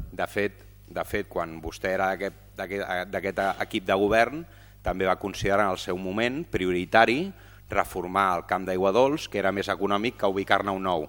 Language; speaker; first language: Catalan; native; Catalan